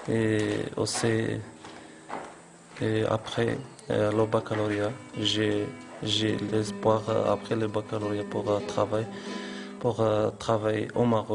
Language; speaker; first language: French; non-native, local second language; Arabic